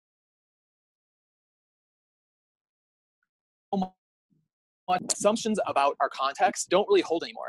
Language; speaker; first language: English; native; English